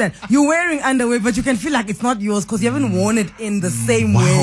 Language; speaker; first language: English; non-native, local second language; Xhosa